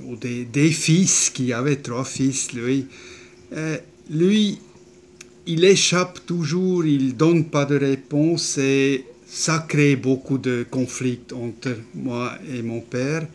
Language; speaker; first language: French; non-native, fluent; German